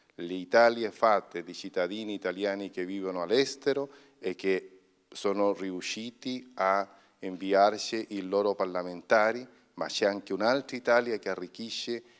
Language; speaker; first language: Italian; non-native, fluent; Spanish